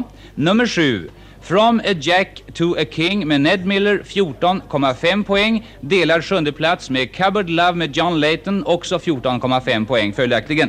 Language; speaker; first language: Swedish; native; Swedish